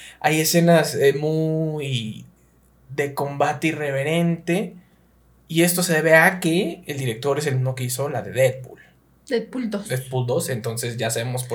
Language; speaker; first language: Spanish; native; Spanish